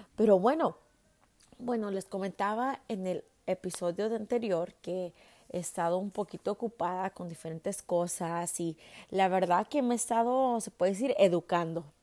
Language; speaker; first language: Spanish; early bilingual, heritage; Spanish